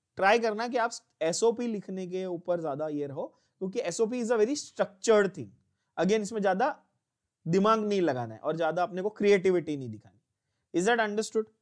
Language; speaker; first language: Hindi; native; Hindi